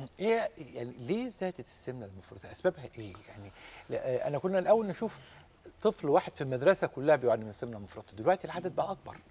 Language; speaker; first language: Arabic; native; Arabic